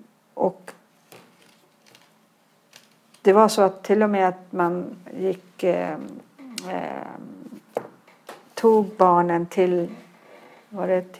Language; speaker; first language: Swedish; early bilingual, other home language; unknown